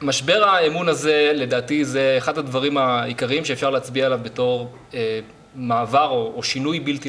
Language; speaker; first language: Hebrew; native; Hebrew